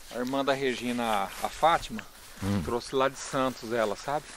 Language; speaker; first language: Portuguese; native; Portuguese